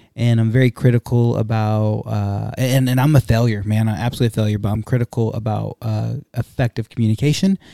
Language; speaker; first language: English; native; English